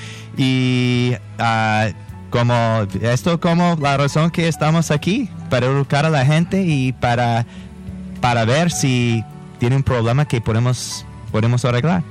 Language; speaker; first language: Spanish; non-native, fluent; English